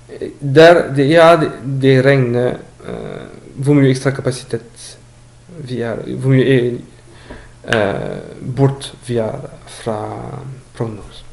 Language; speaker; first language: Norwegian; non-native, learner; French